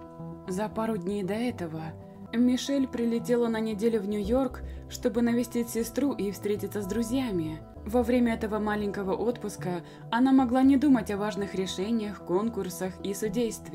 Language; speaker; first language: Russian; native; Russian